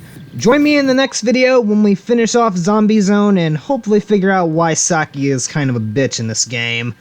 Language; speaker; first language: English; native; English